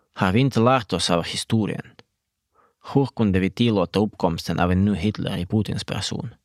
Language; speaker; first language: Swedish; non-native, fluent; Russian